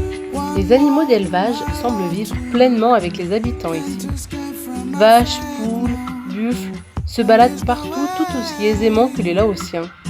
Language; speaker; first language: French; native; French